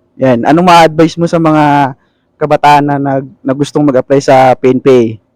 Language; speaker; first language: Filipino; non-native, local second language; Cebuano